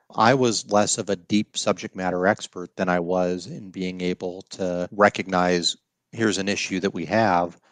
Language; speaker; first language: English; native; English